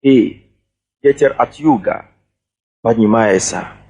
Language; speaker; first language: Russian; non-native, fluent; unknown